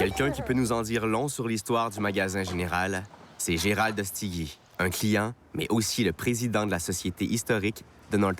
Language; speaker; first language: French; native; French